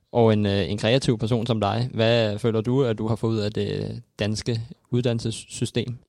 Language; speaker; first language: Danish; native; Danish